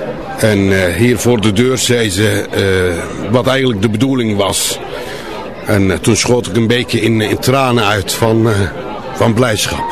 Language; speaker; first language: Dutch; non-native, fluent; Turkish